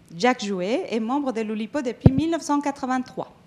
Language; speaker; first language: French; non-native, fluent; Spanish